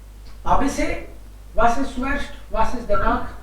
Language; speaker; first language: German; non-native, fluent; Hindi